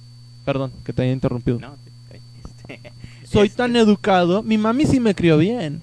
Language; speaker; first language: Spanish; native; Spanish